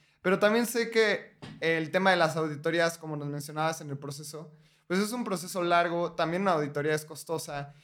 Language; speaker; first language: Spanish; native; Spanish